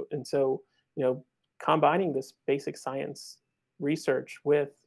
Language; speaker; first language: English; native; English